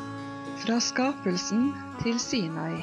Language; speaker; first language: Norwegian; non-native, fluent; Polish